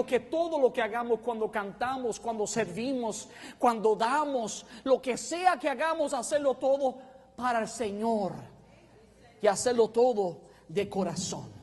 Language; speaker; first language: Spanish; native; Spanish